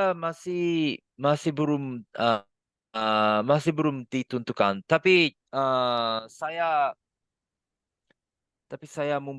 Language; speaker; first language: Indonesian; non-native, learner; Japanese